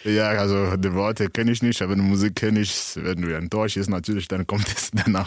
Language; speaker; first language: German; early bilingual, other home language; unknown